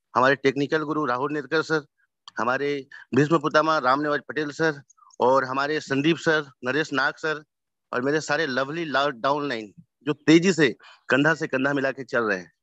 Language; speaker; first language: Hindi; native; Hindi